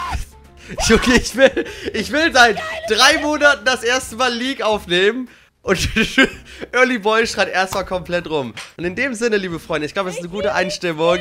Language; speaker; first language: German; native; German